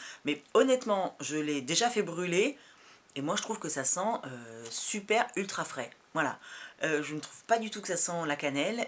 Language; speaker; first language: French; native; French